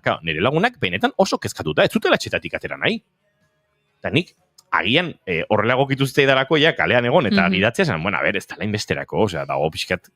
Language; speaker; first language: Basque; native; Basque